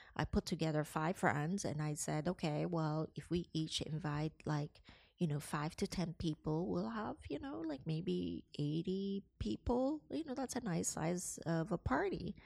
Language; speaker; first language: English; non-native, local second language; Cantonese